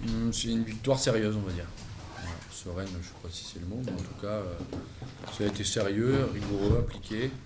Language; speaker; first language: French; native; French